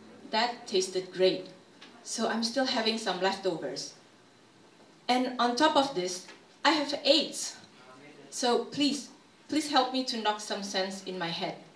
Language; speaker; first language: English; early bilingual, other home language; Indonesian